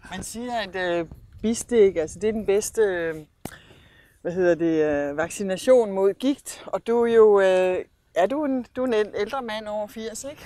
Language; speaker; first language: Danish; native; Danish